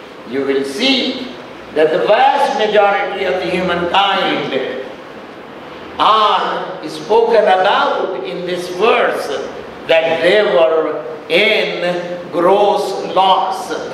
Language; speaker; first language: English; non-native, local second language; Urdu